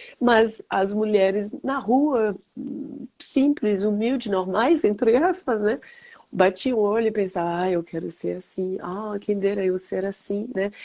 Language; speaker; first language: Portuguese; non-native, fluent; French